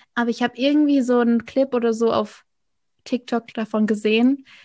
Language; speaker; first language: German; native; German